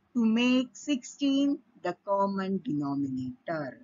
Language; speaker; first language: English; non-native, local second language; Marathi